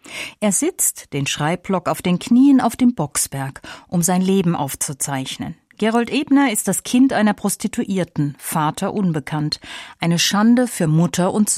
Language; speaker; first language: German; native; German